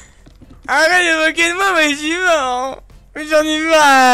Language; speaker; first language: French; native; French